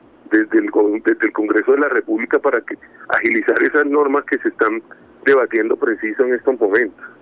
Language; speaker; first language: Spanish; native; Spanish